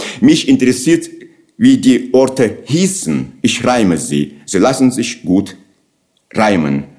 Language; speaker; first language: German; non-native, fluent; Russian